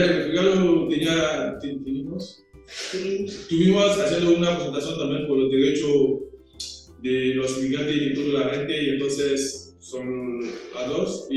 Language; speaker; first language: Spanish; non-native, learner; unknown